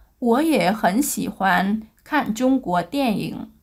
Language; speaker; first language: Chinese; non-native, learner; Vietnamese